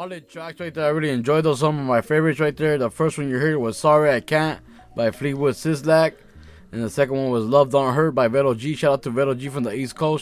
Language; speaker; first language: English; early bilingual, other home language; Spanish